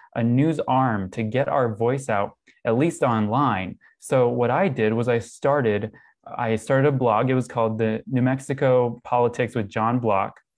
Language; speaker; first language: English; native; English